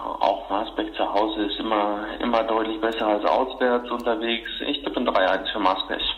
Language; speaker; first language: German; native; German